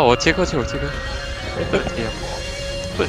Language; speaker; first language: Chinese; native; Chinese